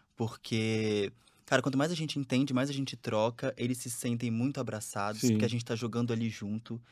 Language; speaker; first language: Portuguese; native; Portuguese